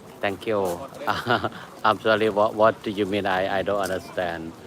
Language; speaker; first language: English; non-native, learner; Thai